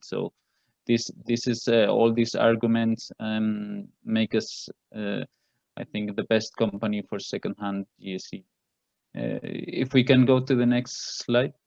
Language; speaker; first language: English; non-native, fluent; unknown